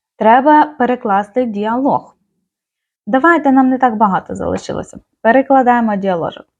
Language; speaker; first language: Ukrainian; native; Ukrainian